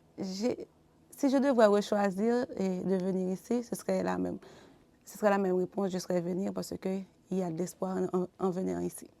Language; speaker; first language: French; non-native, local second language; Haitian Creole